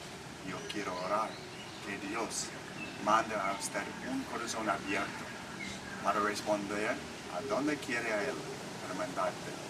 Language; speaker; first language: Spanish; non-native, learner; English